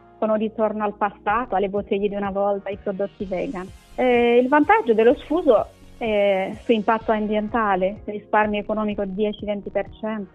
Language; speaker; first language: Italian; non-native, fluent; Romanian